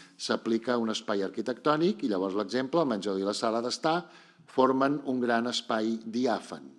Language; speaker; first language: Catalan; native; Catalan